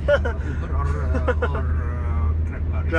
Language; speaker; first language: English; non-native, learner; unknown